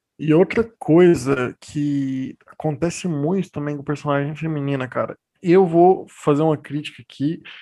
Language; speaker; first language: Portuguese; native; Portuguese